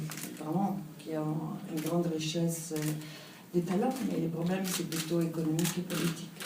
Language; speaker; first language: French; non-native, fluent; Italian